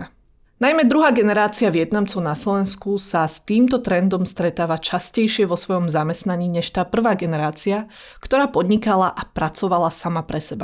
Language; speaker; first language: Slovak; early bilingual, other home language; Vietnamese